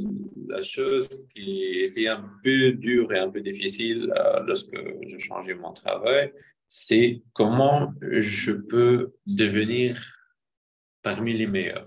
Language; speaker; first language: French; non-native, fluent; Arabic